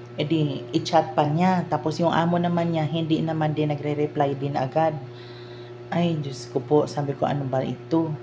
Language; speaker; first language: Filipino; non-native, local second language; Cebuano